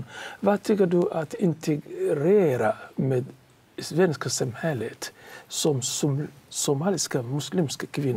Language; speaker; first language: Swedish; non-native, learner; Somali